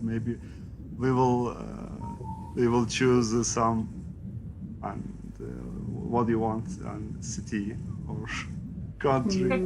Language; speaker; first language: English; non-native, learner; Turkish